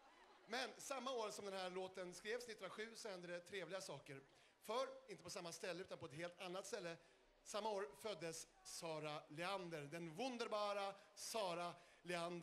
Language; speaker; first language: Swedish; native; Swedish